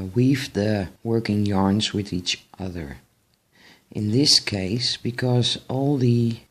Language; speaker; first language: English; non-native, fluent; Dutch